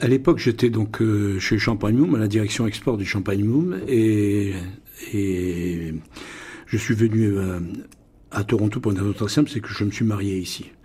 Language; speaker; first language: French; non-native, local second language; Russian